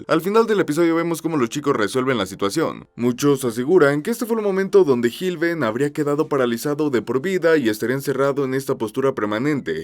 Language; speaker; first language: Spanish; native; Spanish